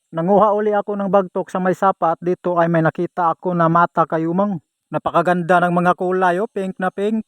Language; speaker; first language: Filipino; non-native, local second language; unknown